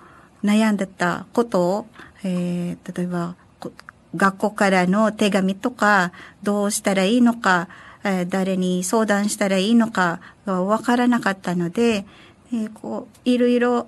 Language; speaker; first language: Japanese; non-native, fluent; Filipino